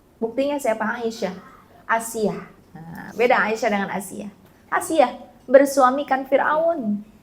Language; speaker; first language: Indonesian; native; Indonesian